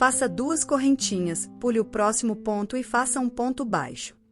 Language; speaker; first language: Portuguese; native; Portuguese